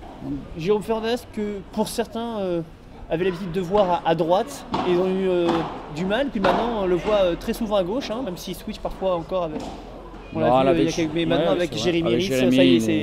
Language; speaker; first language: French; native; French